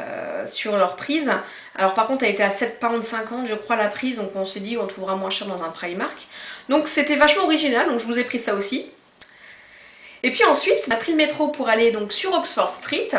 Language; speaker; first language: French; native; French